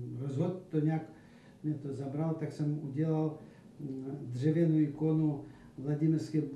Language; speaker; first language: Czech; non-native, fluent; Russian